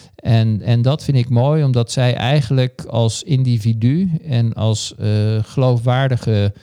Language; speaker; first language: Dutch; native; Dutch